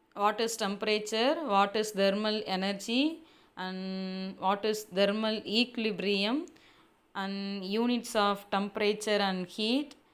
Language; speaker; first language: English; non-native, local second language; Tamil